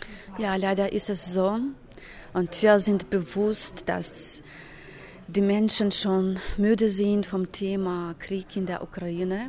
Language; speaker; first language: German; non-native, fluent; Ukrainian